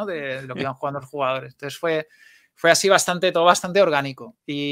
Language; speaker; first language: Spanish; native; Spanish